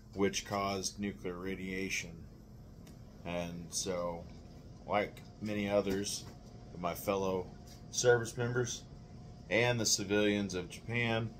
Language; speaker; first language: English; native; English